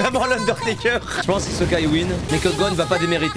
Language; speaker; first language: French; native; French